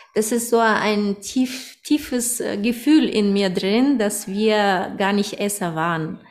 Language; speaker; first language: German; early bilingual, other home language; Russian